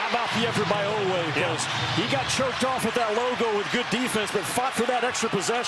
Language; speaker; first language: English; native; English